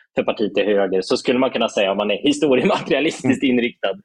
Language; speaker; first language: Swedish; native; Swedish